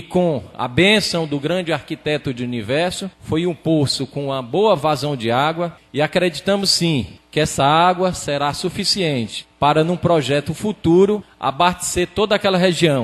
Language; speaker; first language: Portuguese; native; Portuguese